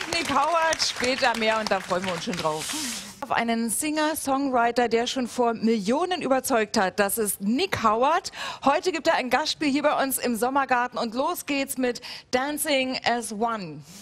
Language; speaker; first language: German; native; German